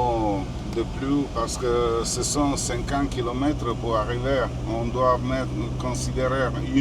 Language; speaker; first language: French; non-native, learner; Italian